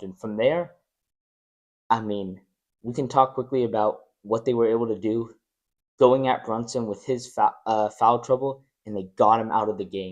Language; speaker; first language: English; native; English